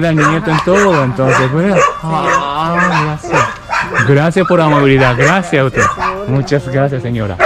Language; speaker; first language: Spanish; non-native, learner; Japanese